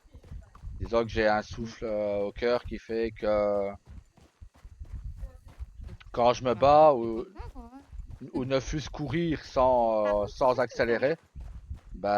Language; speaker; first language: French; native; French